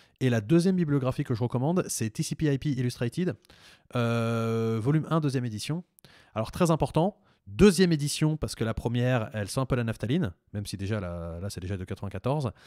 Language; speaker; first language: French; native; French